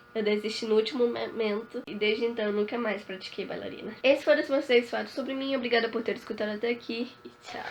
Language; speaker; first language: Portuguese; early bilingual, other home language; Spanish